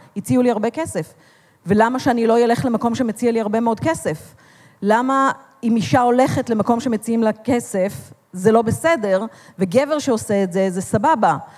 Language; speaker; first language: Hebrew; native; Hebrew